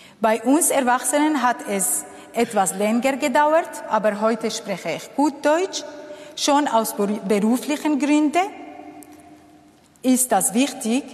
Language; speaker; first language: German; non-native, fluent; Kurdish